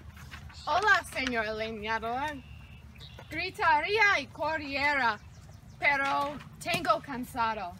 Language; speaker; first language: Spanish; non-native, learner; English